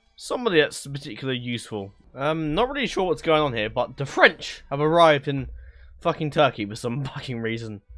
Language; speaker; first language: English; native; English